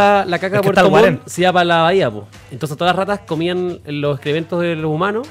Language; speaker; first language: Spanish; native; Spanish